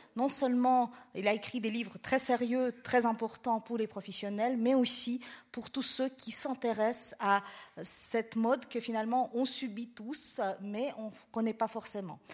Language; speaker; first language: French; non-native, fluent; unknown